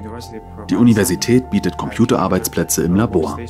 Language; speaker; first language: German; non-native, learner; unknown